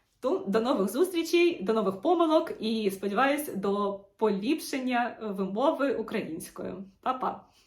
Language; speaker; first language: Ukrainian; non-native, local second language; Russian